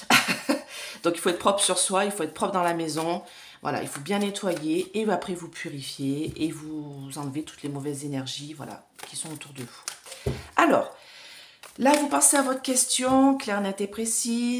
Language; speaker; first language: French; native; French